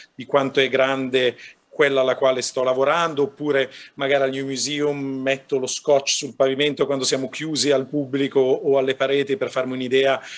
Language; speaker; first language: Italian; native; Italian